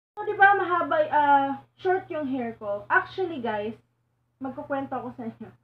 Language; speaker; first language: Filipino; non-native, local second language; Cebuano